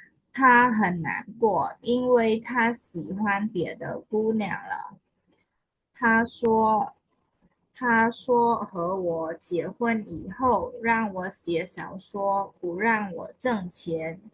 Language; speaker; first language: Chinese; non-native, fluent; Khmer